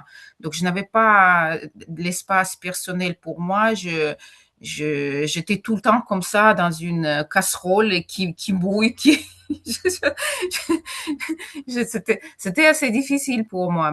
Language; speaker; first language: French; non-native, fluent; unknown